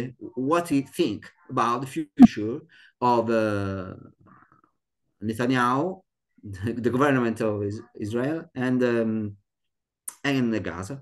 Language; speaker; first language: English; non-native, learner; Italian